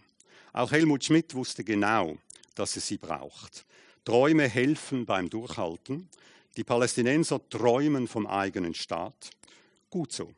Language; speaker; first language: German; native; German